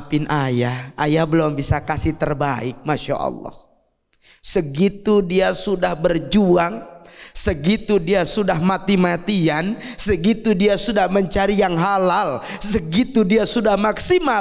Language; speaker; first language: Indonesian; native; Indonesian